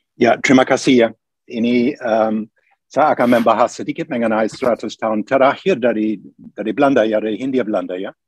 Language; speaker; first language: Indonesian; non-native, fluent; English